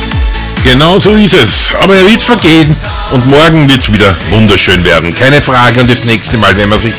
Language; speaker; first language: German; native; German